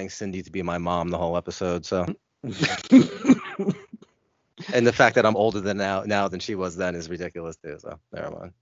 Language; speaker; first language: English; native; English